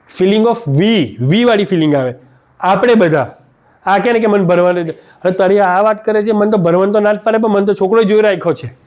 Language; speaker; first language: Gujarati; native; Gujarati